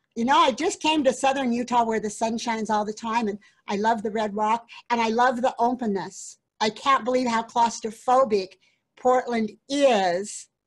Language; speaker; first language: English; native; English